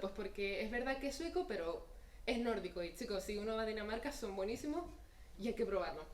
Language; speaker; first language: Spanish; native; Spanish